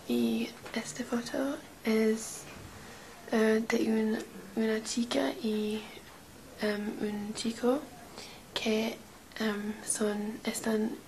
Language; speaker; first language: Spanish; non-native, learner; English